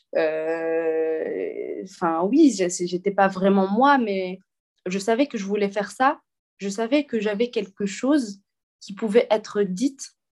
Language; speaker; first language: French; non-native, local second language; Arabic